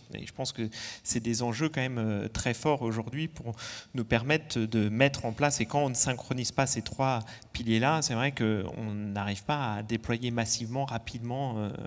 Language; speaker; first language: French; native; French